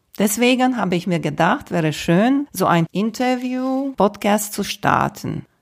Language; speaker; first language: German; non-native, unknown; Romanian